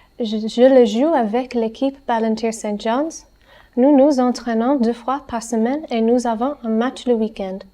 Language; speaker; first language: French; non-native, learner; English